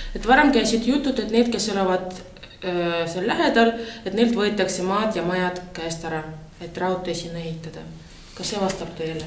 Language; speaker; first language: Estonian; non-native, local second language; Russian